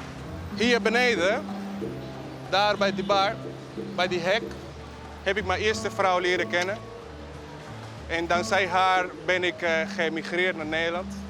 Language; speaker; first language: Dutch; non-native, fluent; Spanish